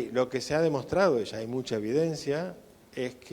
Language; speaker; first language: Spanish; native; Spanish